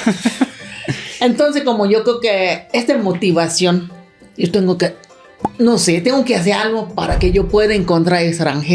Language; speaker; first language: Spanish; non-native, learner; Thai